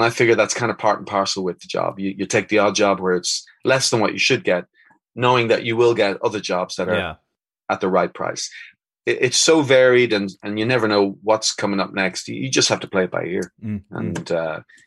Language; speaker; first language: English; native; English